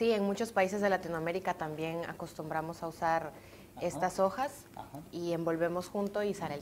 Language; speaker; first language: Spanish; native; Spanish